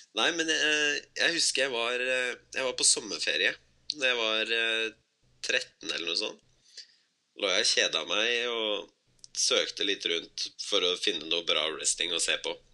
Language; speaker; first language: Norwegian; early bilingual, other home language; Spanish